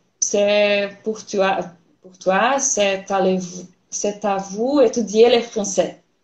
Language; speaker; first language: French; non-native, learner; Portuguese